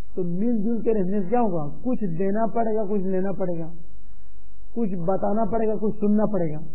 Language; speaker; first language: Urdu; non-native, local second language; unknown